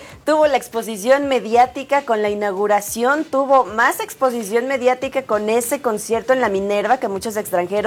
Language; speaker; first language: Spanish; native; Spanish